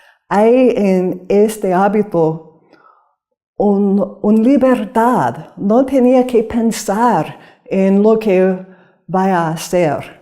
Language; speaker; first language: Spanish; non-native, learner; English